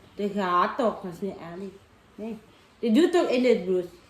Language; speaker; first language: Dutch; non-native, learner; Thai